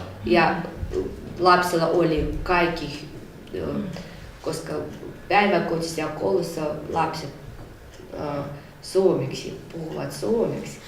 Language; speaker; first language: Finnish; non-native, learner; Russian